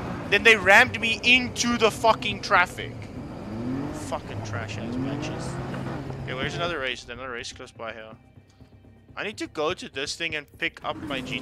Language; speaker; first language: English; non-native, local second language; Afrikaans